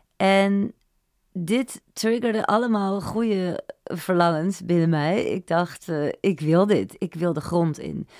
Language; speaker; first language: Dutch; native; Dutch